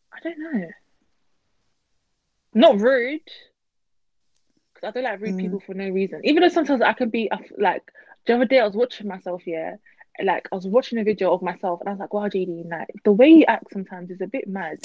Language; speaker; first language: English; native; English